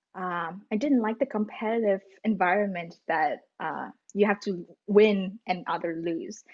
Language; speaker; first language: English; non-native, fluent; Vietnamese